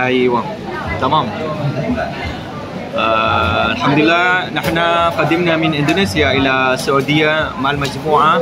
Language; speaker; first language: Arabic; non-native, fluent; Indonesian